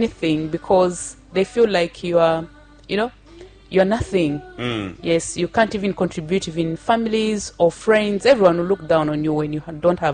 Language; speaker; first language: English; non-native, local second language; Bemba